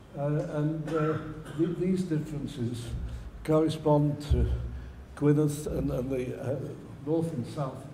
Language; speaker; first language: English; native; English